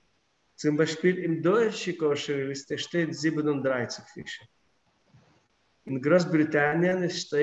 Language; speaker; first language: German; non-native, fluent; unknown